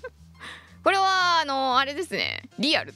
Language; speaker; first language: Japanese; native; Japanese